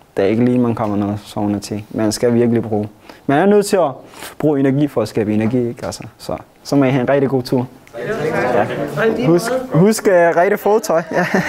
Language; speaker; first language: Danish; early bilingual, other home language; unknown